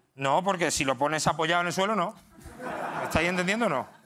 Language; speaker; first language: Spanish; native; Spanish